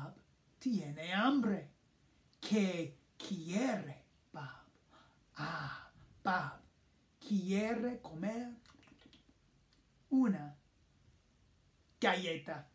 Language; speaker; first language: Spanish; non-native, fluent; English